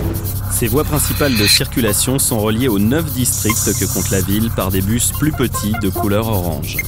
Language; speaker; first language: French; native; French